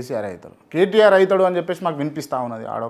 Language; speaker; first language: Telugu; native; Telugu